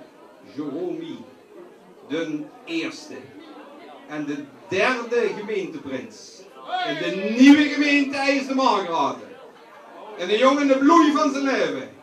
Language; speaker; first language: Dutch; non-native, local second language; Limburgish